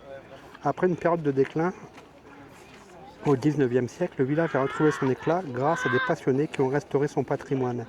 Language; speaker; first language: French; native; French